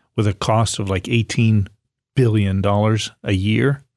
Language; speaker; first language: English; native; English